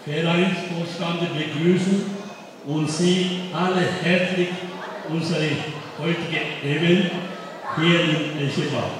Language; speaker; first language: German; non-native, fluent; Tibetan